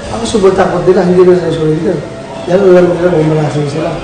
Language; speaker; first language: Filipino; native; Filipino